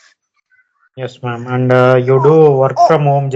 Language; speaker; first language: English; non-native, learner; Telugu